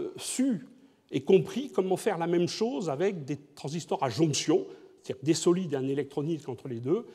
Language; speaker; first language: French; native; French